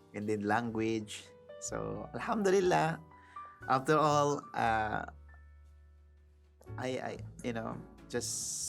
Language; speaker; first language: English; non-native, learner; Filipino